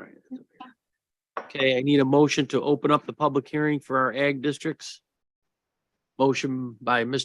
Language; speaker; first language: English; native; English